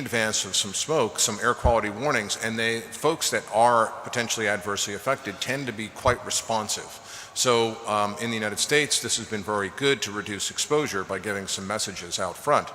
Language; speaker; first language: English; native; English